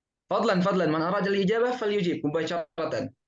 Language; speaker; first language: Arabic; non-native, fluent; Indonesian